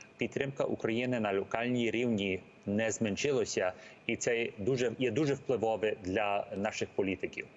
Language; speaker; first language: Ukrainian; early bilingual, heritage; Ukrainian